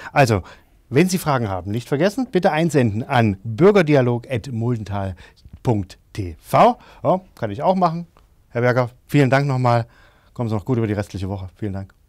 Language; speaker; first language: German; native; German